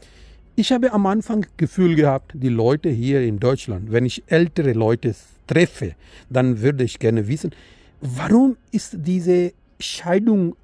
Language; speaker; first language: German; non-native, learner; Urdu